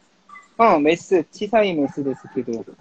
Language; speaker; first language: Japanese; non-native, fluent; Korean